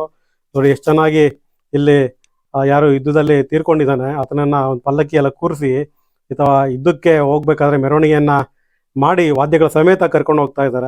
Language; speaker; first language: Kannada; native; Kannada